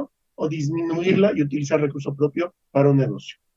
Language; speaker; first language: Spanish; native; Spanish